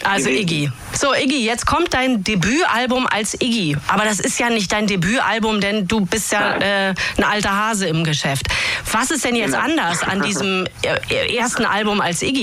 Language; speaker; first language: German; native; German